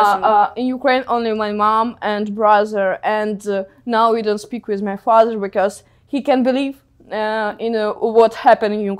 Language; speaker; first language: English; non-native, learner; Ukrainian